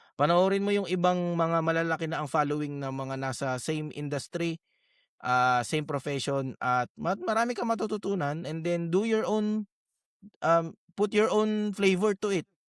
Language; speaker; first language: Filipino; native; Filipino